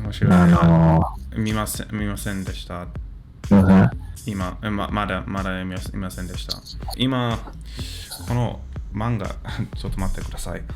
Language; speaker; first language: Japanese; non-native, learner; English